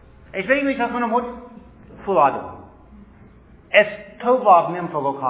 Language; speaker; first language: Hungarian; non-native, fluent; English